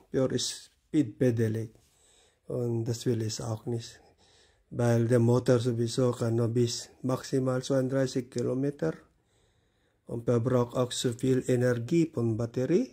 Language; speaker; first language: German; non-native, learner; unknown